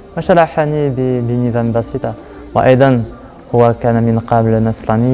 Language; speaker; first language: Arabic; non-native, learner; French